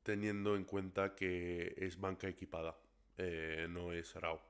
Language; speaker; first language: Spanish; early bilingual, other home language; English